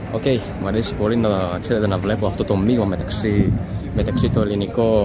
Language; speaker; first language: Greek; non-native, learner; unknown